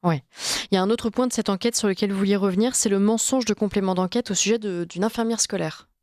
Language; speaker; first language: French; native; French